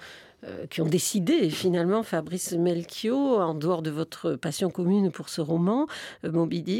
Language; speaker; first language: French; native; French